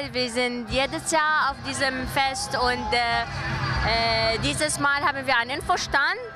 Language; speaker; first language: German; non-native, fluent; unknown